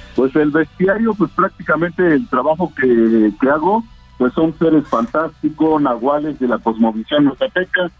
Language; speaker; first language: Spanish; non-native, local second language; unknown